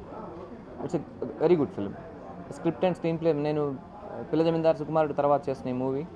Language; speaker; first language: Telugu; native; Telugu